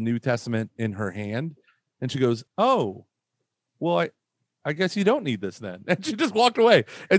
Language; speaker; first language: English; native; English